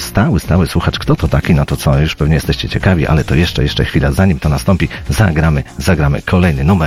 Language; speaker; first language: Polish; native; Polish